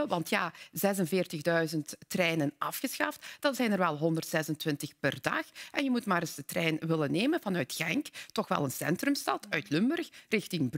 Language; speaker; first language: Dutch; native; Dutch